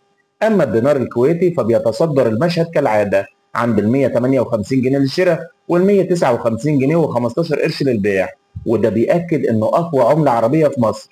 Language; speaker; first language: Arabic; native; Arabic